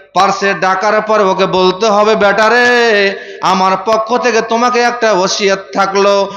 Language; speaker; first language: Bangla; non-native, fluent; Urdu